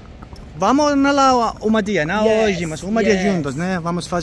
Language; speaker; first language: Portuguese; non-native, learner; Finnish